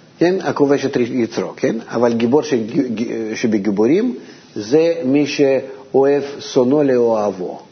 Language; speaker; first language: Hebrew; non-native, fluent; Russian